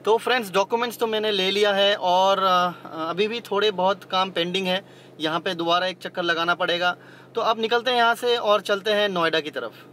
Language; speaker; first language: Hindi; non-native, local second language; Bangla